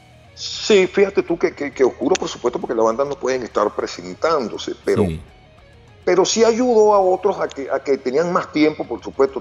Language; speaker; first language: Spanish; native; Spanish